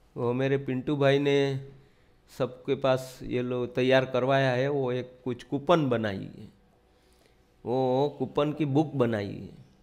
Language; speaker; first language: Hindi; non-native, local second language; Gujarati